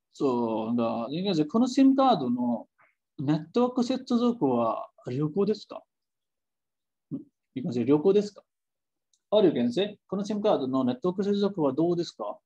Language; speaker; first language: Japanese; non-native, fluent; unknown